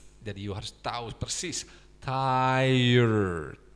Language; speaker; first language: Indonesian; non-native, fluent; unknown